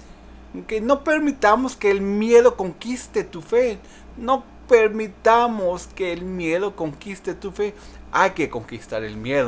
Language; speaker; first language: Spanish; early bilingual, heritage; Spanish